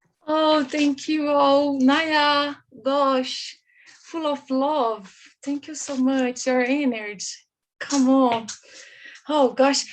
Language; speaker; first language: English; non-native, learner; Portuguese